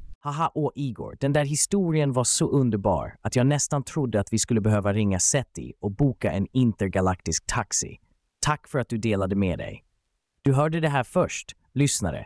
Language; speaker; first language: Swedish; native; Swedish